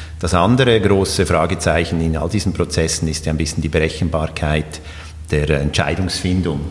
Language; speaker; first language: German; native; German